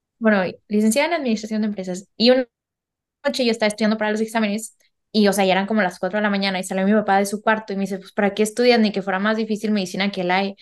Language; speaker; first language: Spanish; native; Spanish